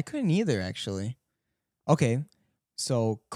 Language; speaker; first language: English; native; English